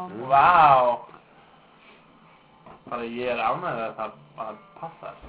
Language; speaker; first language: Icelandic; non-native, learner; English